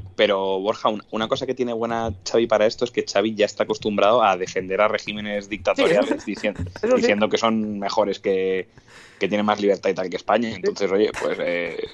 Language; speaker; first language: Spanish; native; Spanish